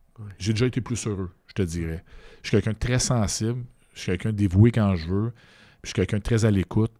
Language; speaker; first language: French; native; French